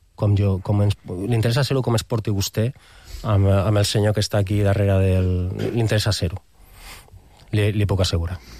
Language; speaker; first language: Catalan; non-native, local second language; Spanish